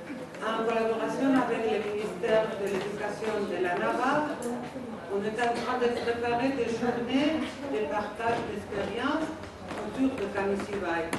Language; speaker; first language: French; non-native, fluent; Spanish